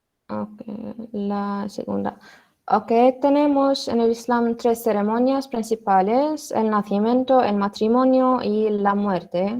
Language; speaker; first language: Spanish; non-native, learner; Arabic